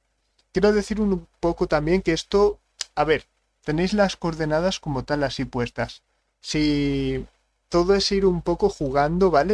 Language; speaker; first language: Spanish; native; Spanish